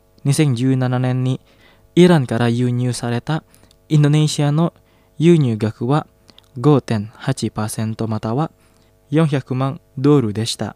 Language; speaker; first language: Japanese; non-native, fluent; Indonesian